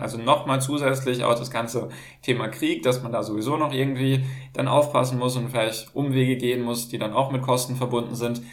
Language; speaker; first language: German; native; German